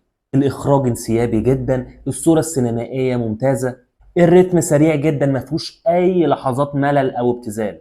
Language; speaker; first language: Arabic; native; Arabic